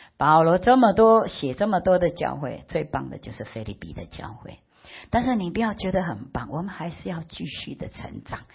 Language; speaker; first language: Chinese; early bilingual, heritage; Chinese